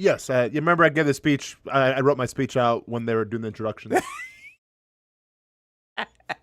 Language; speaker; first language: English; native; English